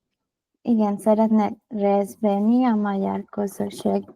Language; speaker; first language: Hungarian; non-native, learner; Spanish